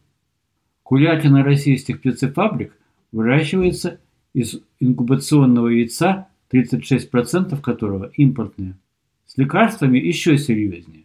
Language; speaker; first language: Russian; native; Russian